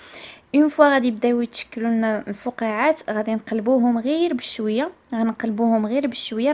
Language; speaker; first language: Arabic; native; Arabic